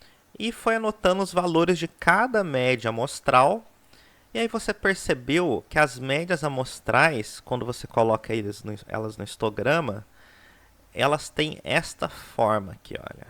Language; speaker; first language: Portuguese; native; Portuguese